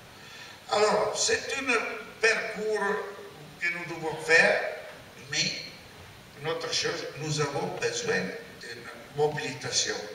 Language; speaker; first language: French; non-native, learner; Italian